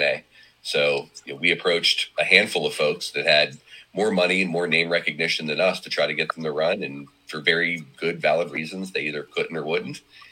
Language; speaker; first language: English; native; English